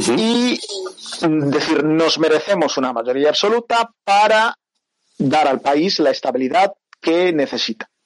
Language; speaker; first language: Spanish; early bilingual, other home language; Portuguese